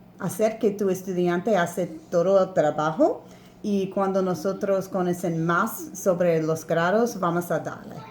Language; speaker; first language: Spanish; non-native, learner; English